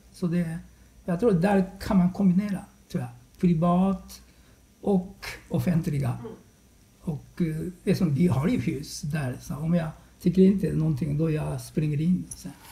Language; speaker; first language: Swedish; non-native, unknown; Japanese